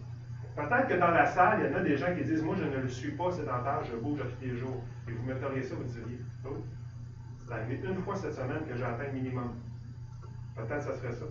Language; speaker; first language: French; native; French